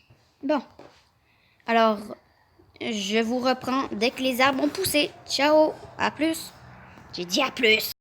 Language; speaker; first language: French; native; French